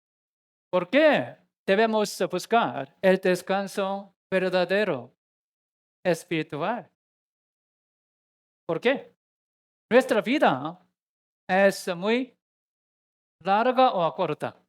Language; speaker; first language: Spanish; non-native, learner; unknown